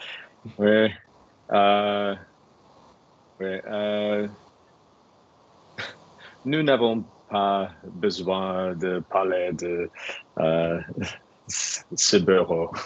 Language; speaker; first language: French; non-native, learner; English